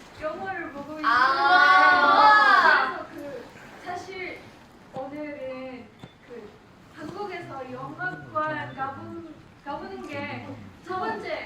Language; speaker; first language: Korean; non-native, fluent; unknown